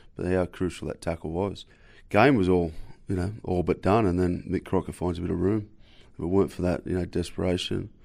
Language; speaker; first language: English; native; English